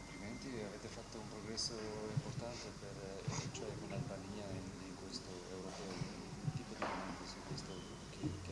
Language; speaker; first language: Italian; non-native, fluent; Albanian